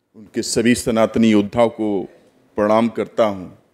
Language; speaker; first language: Hindi; native; Hindi